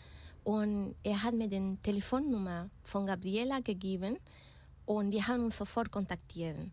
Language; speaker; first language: German; non-native, fluent; Spanish